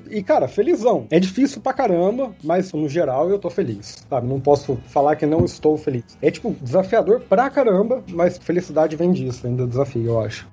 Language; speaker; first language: Portuguese; native; Portuguese